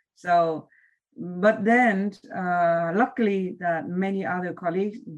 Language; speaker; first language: English; non-native, fluent; Vietnamese